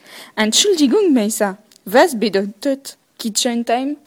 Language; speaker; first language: German; non-native, learner; French